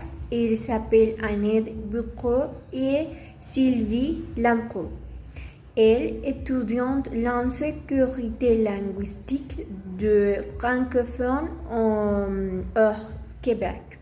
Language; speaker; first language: French; non-native, learner; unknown